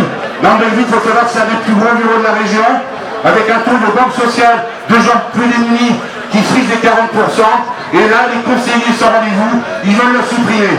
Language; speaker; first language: French; native; French